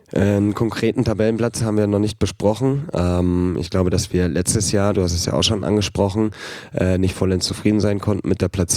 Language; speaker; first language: German; native; German